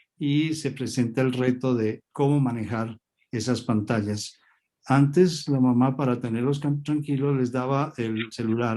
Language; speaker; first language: Spanish; native; Spanish